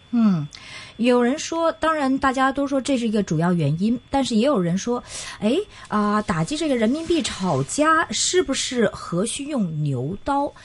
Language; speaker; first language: Chinese; non-native, local second language; Cantonese